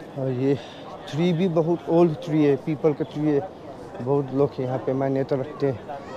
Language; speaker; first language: Hindi; non-native, local second language; Nepali